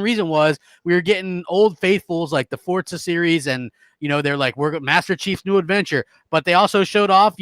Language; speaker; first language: English; native; English